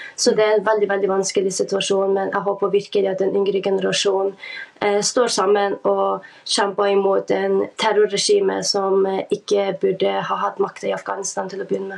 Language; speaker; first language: Norwegian; early bilingual, other home language; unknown